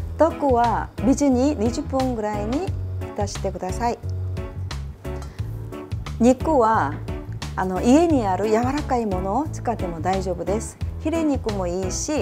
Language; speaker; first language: Japanese; non-native, fluent; Korean